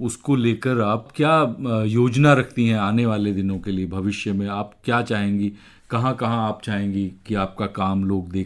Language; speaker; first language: Hindi; native; Hindi